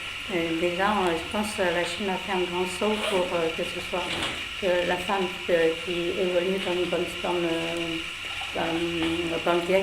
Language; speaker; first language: French; non-native, fluent; Chinese